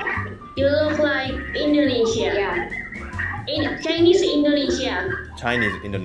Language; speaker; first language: English; non-native, learner; Indonesian